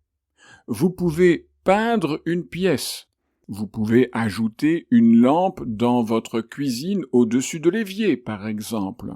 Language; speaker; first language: French; native; French